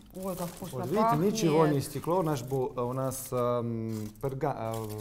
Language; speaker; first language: Russian; non-native, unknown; Italian